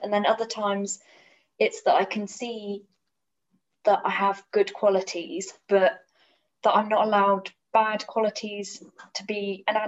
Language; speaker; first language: English; native; English